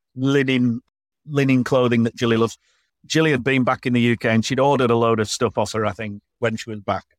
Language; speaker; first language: English; native; English